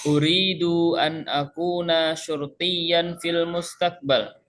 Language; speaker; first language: Arabic; non-native, fluent; Indonesian